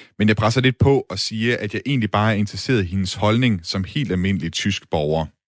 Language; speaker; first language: Danish; native; Danish